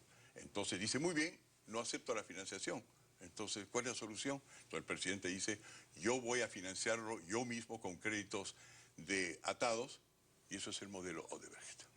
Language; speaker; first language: Spanish; native; Spanish